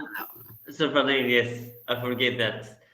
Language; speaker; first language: English; non-native, learner; Arabic